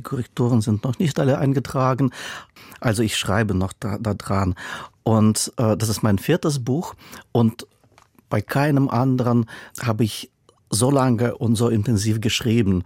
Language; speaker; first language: German; non-native, fluent; Russian